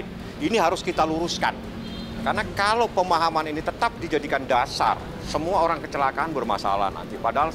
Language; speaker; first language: Indonesian; native; Indonesian